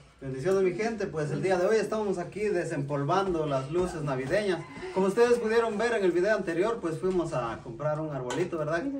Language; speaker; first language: Spanish; native; Spanish